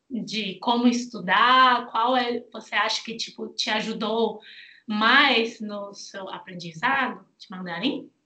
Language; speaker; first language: Portuguese; non-native, fluent; Chinese